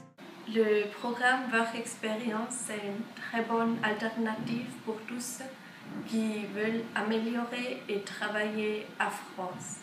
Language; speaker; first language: French; non-native, learner; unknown